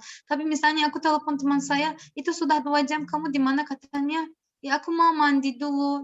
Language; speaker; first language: Indonesian; non-native, learner; Turkish